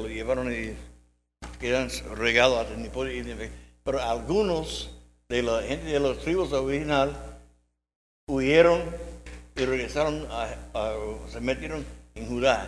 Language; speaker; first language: Spanish; non-native, learner; English